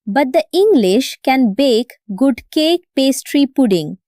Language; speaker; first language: English; non-native, local second language; Bangla